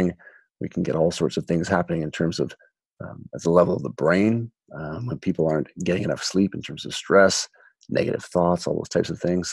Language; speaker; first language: English; native; English